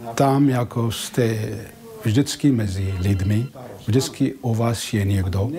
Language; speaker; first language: Czech; non-native, fluent; Arabic